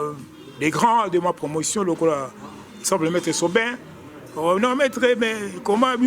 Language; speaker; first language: French; non-native, local second language; Lingala